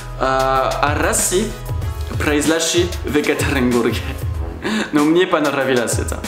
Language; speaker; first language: Russian; non-native, learner; French